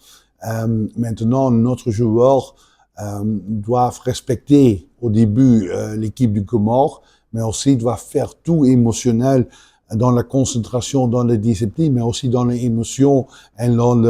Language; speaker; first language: French; non-native, local second language; Dutch